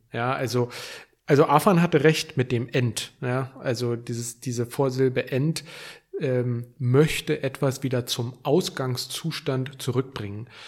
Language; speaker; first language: German; native; German